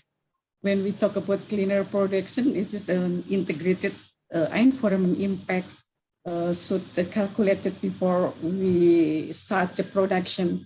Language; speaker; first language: English; non-native, learner; Indonesian